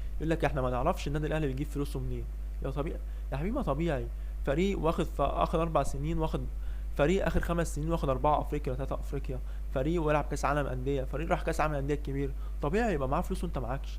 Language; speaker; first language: Arabic; native; Arabic